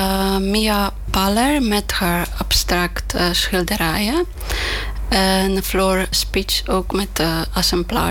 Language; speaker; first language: Dutch; non-native, fluent; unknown